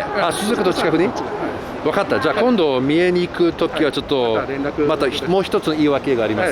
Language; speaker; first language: Japanese; non-native, fluent; English